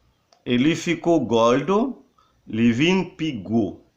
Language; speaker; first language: Portuguese; non-native, learner; Haitian Creole